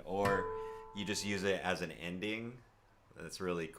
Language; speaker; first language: English; native; English